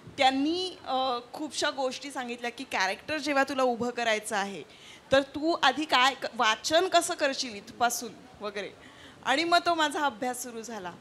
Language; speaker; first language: Marathi; native; Marathi